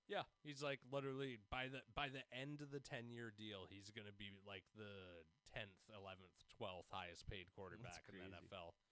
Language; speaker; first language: English; native; English